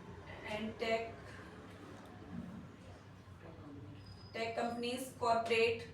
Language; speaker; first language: English; non-native, learner; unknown